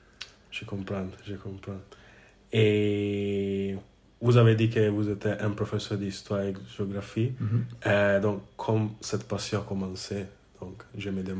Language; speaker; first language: French; non-native, learner; English